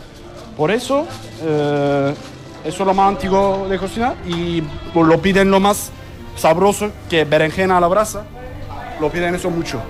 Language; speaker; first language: Spanish; non-native, learner; Turkish